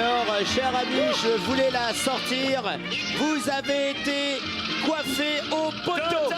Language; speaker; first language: French; native; French